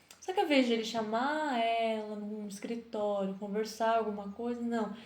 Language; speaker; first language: Portuguese; native; Portuguese